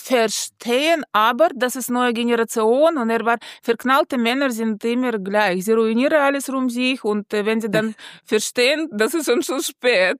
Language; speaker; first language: German; non-native, fluent; Russian